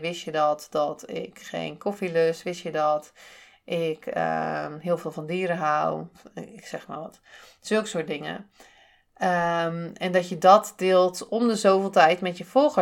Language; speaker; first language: Dutch; native; Dutch